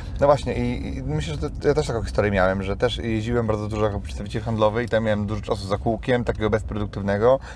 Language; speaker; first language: Polish; native; Polish